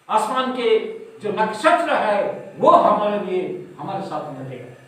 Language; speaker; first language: Hindi; non-native, local second language; Bangla